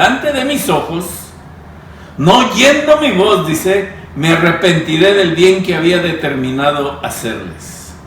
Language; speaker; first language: Spanish; native; Spanish